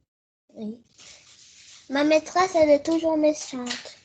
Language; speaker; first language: French; early bilingual, heritage; French